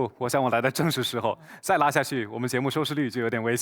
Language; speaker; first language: Chinese; native; Chinese